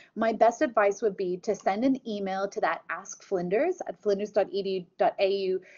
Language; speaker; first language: English; native; English